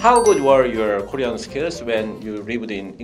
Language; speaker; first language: English; non-native, fluent; Korean